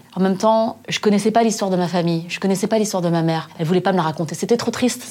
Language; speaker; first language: French; native; French